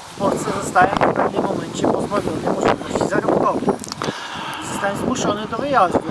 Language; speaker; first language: Polish; native; Polish